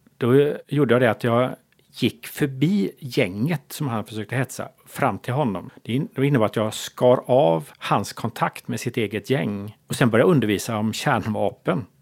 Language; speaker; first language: Swedish; native; Swedish